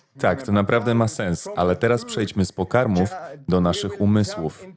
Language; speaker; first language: Polish; native; Polish